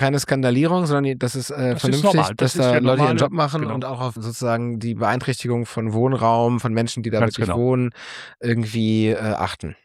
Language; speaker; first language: German; native; German